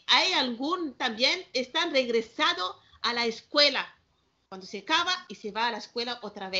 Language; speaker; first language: Spanish; non-native, learner; Malagasy